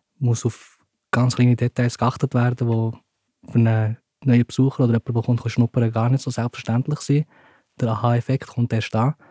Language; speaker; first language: German; early bilingual, other home language; Turkish